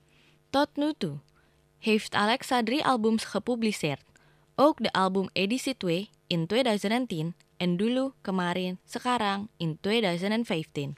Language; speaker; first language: Dutch; non-native, fluent; Indonesian